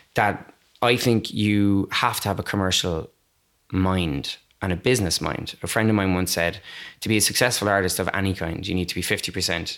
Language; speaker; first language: English; native; English